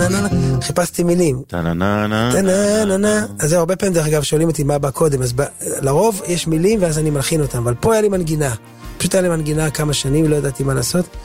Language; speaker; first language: Hebrew; native; Hebrew